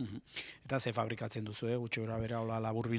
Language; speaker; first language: Basque; native; Basque